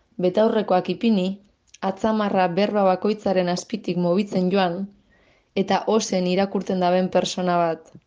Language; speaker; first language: Basque; native; Basque